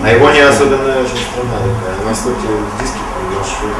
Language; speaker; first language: Ukrainian; non-native, local second language; Russian